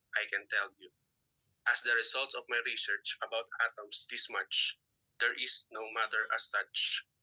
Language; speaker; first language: English; non-native, local second language; Filipino